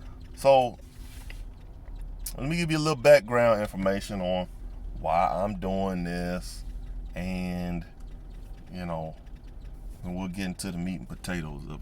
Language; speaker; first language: English; native; English